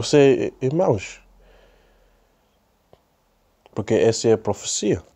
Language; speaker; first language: Portuguese; non-native, learner; Spanish